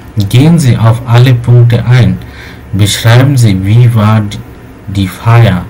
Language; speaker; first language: German; non-native, fluent; Bangla